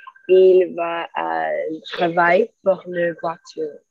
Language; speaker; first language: French; non-native, learner; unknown